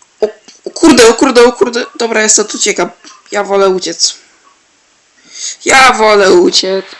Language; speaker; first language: Polish; native; Polish